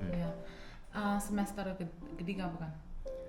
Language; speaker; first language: Indonesian; non-native, fluent; Chinese